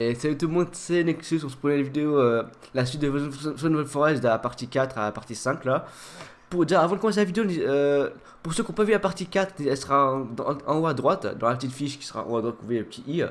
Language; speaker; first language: French; native; French